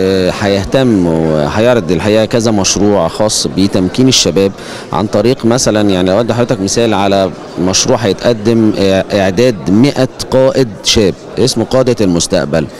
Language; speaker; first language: Arabic; native; Arabic